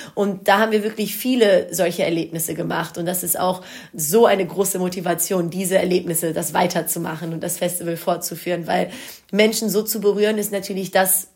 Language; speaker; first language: German; non-native, local second language; Greek